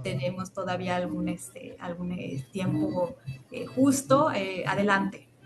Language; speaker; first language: Spanish; native; Spanish